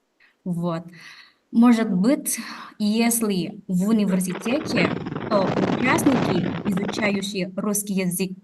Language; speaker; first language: Russian; non-native, fluent; Indonesian